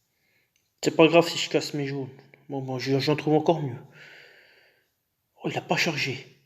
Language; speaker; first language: French; native; French